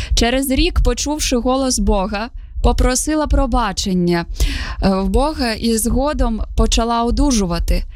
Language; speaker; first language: Ukrainian; native; Ukrainian